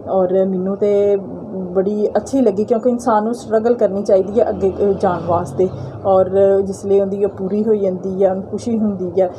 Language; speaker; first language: Punjabi; native; Punjabi